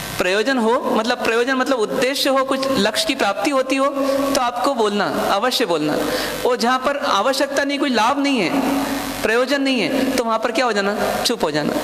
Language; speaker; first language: Hindi; non-native, local second language; Marwari